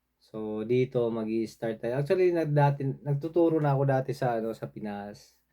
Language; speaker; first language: Filipino; non-native, local second language; Cebuano